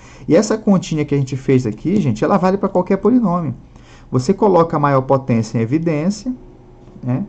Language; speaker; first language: Portuguese; native; Portuguese